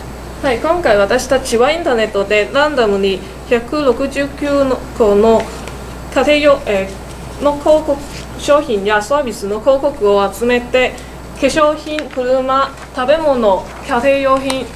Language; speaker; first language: Japanese; non-native, learner; Cantonese